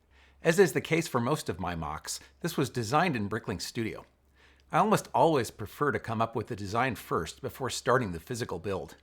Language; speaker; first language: English; native; English